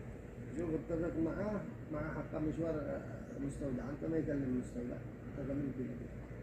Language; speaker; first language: Arabic; non-native, learner; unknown